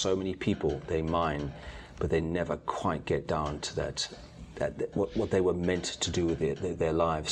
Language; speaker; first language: English; native; English